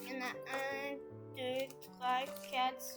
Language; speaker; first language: French; native; French